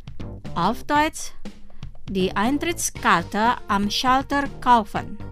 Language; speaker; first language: German; non-native, fluent; Indonesian